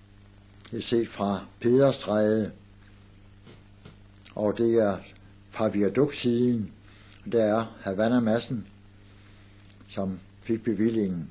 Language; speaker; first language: Danish; native; Danish